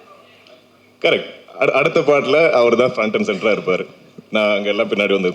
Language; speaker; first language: Tamil; non-native, local second language; Malayalam